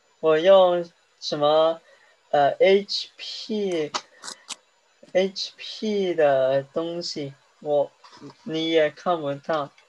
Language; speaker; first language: Chinese; early bilingual, heritage; Chinese